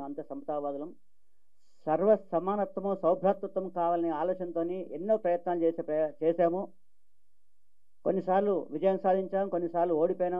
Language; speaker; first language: Telugu; native; Telugu